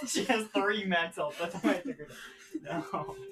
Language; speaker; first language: English; native; English